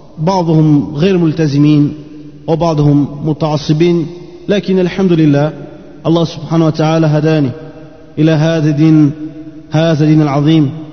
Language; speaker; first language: Arabic; non-native, fluent; Portuguese